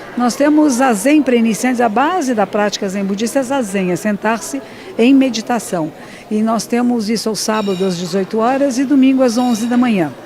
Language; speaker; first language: Portuguese; native; Portuguese